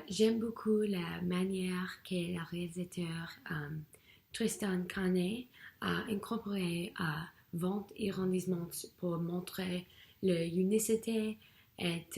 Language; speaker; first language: French; non-native, learner; English